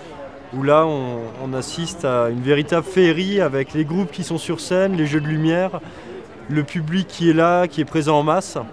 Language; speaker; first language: French; native; French